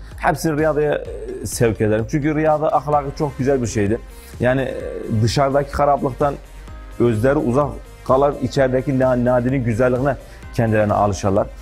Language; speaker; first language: Turkish; native; Turkish